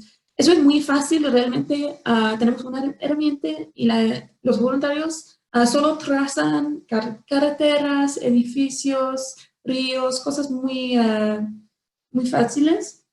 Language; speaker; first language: Spanish; non-native, fluent; English